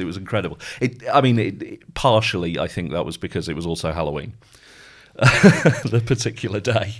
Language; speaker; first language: English; native; English